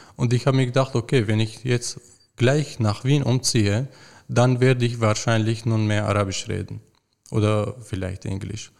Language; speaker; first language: German; non-native, fluent; Arabic